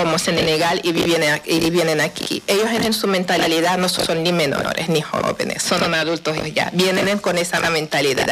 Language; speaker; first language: Spanish; non-native, fluent; Wolof